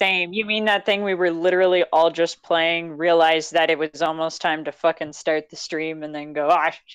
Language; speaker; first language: English; native; English